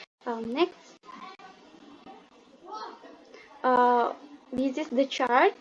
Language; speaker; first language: English; non-native, learner; Indonesian